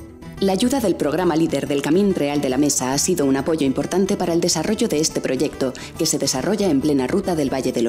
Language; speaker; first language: Spanish; native; Spanish